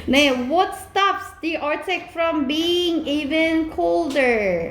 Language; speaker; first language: English; non-native, fluent; Korean